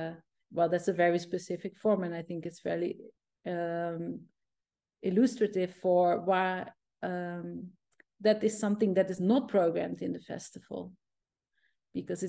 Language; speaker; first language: English; non-native, fluent; Dutch